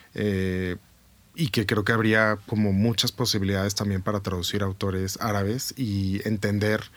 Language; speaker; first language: Spanish; native; Spanish